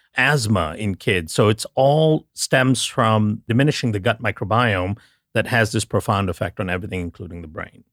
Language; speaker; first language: English; non-native, local second language; Tamil